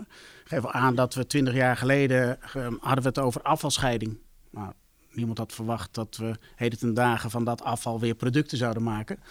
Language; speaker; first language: Dutch; native; Dutch